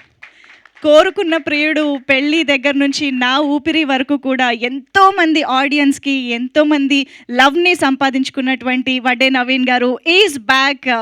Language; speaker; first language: Telugu; native; Telugu